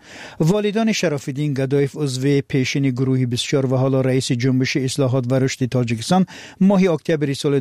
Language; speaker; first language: Persian; native; Persian